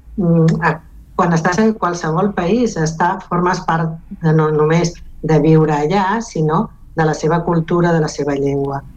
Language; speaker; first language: Catalan; non-native, local second language; Galician